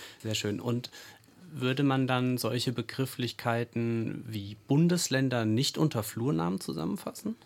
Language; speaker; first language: German; native; German